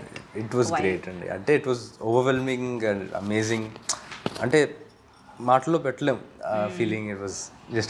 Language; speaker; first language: Telugu; native; Telugu